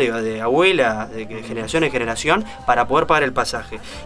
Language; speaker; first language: Spanish; native; Spanish